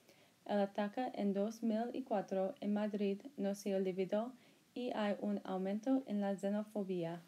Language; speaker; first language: Spanish; non-native, learner; English